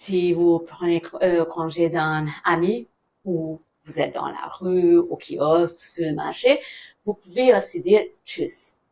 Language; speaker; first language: French; non-native, fluent; German